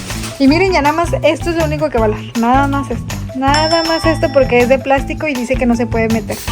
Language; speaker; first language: Spanish; native; Spanish